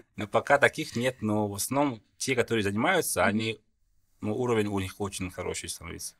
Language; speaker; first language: Russian; non-native, fluent; French